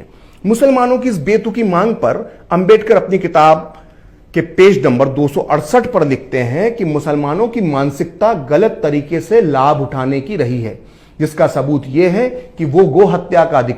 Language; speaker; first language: Hindi; native; Hindi